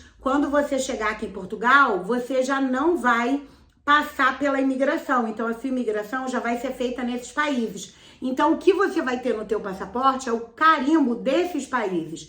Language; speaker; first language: Portuguese; native; Portuguese